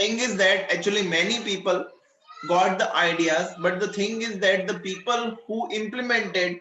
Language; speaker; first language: English; non-native, local second language; Gujarati